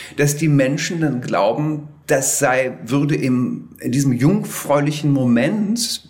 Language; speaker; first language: German; native; German